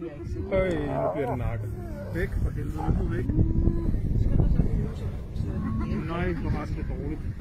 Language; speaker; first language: Danish; native; Danish